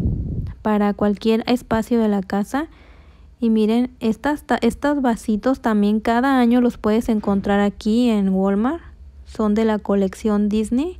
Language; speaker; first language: Spanish; native; Spanish